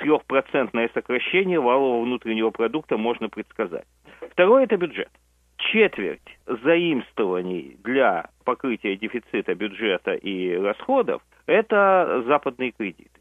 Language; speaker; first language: Russian; native; Russian